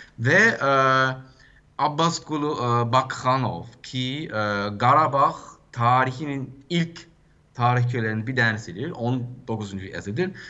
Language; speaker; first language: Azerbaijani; non-native, fluent; German